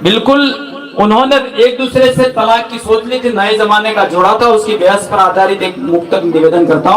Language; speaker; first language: Hindi; non-native, local second language; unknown